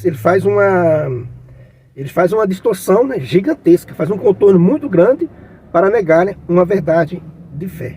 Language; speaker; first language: Portuguese; native; Portuguese